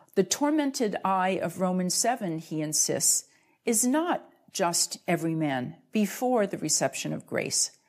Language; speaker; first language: English; native; English